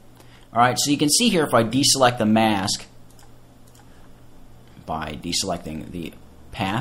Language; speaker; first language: English; native; English